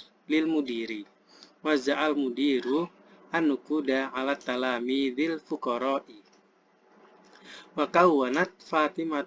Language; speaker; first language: Arabic; non-native, fluent; Indonesian